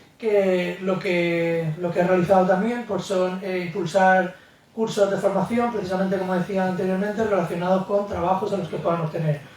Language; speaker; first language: Spanish; native; Spanish